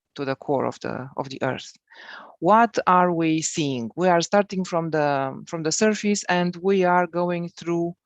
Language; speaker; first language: English; non-native, fluent; Romanian